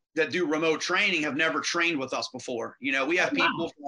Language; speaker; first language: English; native; English